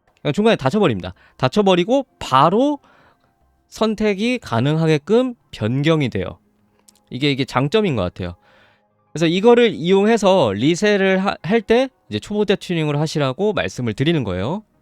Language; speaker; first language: Korean; native; Korean